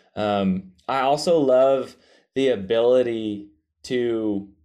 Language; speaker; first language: English; native; English